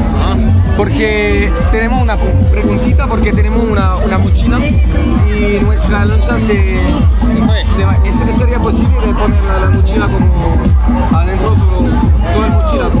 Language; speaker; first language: Spanish; non-native, learner; French